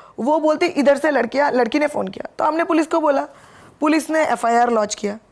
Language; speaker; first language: Hindi; non-native, local second language; Bangla